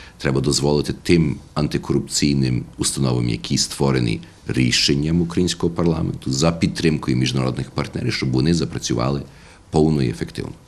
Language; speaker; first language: Ukrainian; early bilingual, heritage; Ukrainian